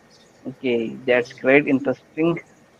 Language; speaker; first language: English; non-native, learner; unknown